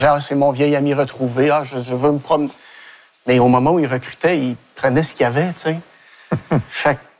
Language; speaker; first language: French; native; French